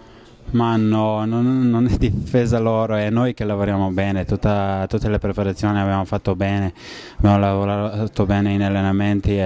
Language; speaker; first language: Italian; non-native, fluent; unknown